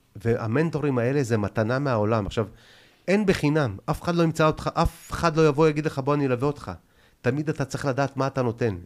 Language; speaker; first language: Hebrew; early bilingual, other home language; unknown